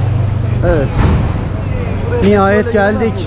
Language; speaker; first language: Turkish; native; Turkish